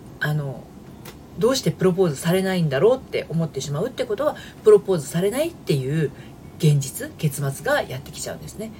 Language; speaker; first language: Japanese; native; Japanese